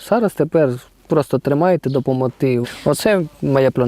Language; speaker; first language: Ukrainian; non-native, learner; Spanish